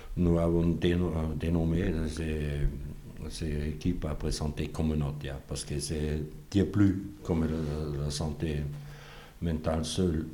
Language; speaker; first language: French; non-native, fluent; German